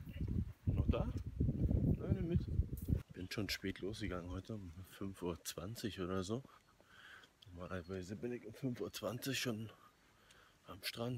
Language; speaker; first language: German; native; German